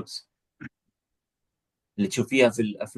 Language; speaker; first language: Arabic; native; Arabic